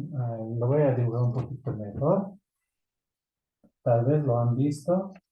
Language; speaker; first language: Spanish; native; Spanish